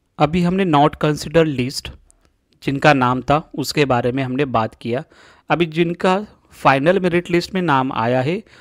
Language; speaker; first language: Hindi; non-native, local second language; Marathi